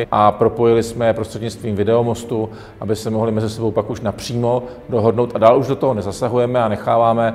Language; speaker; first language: Czech; native; Czech